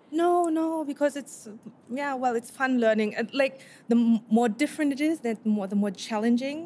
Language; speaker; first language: English; non-native, fluent; Korean